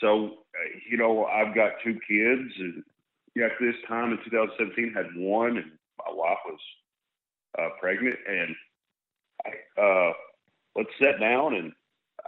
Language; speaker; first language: English; native; English